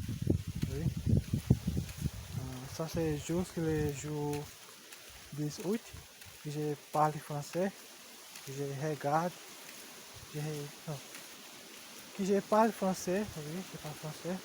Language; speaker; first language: French; non-native, learner; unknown